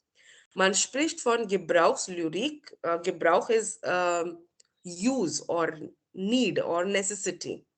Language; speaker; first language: German; non-native, fluent; Marathi